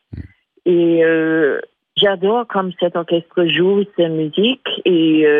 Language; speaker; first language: French; non-native, fluent; English